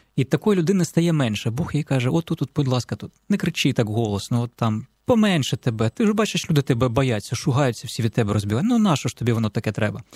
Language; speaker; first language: Ukrainian; native; Ukrainian